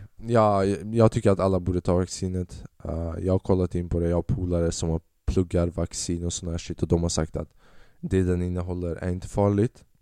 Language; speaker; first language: Swedish; early bilingual, other home language; Albanian